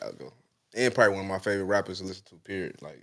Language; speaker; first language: English; native; English